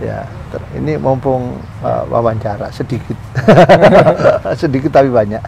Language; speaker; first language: Indonesian; native; Indonesian